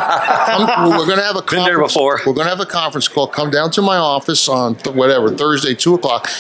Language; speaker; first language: English; native; English